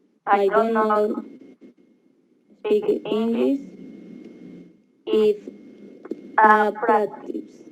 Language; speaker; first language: English; non-native, learner; Spanish